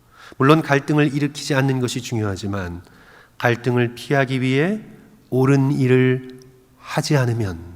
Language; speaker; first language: Korean; native; Korean